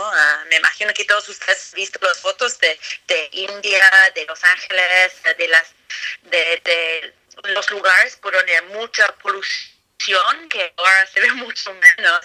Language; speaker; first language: Spanish; non-native, fluent; English